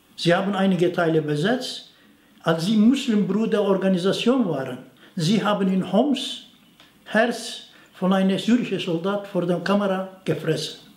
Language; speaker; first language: German; non-native, fluent; Turoyo